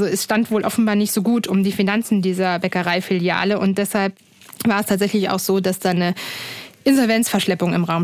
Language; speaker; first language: German; native; German